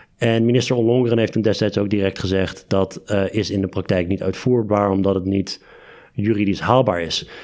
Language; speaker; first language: Dutch; native; Dutch